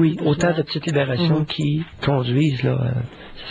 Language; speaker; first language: French; native; French